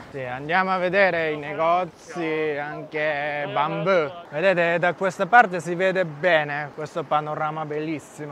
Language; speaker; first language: Italian; non-native, learner; Japanese